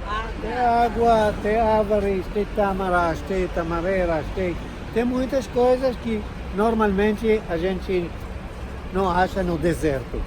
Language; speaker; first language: Portuguese; non-native, learner; Hebrew